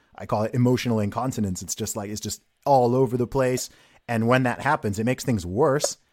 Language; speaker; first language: English; native; English